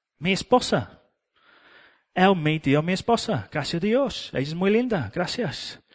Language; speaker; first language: Spanish; non-native, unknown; English